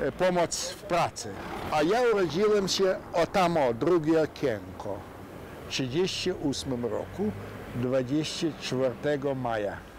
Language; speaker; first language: Polish; non-native, local second language; Yiddish